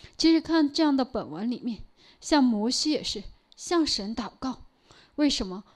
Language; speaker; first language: Chinese; non-native, local second language; Korean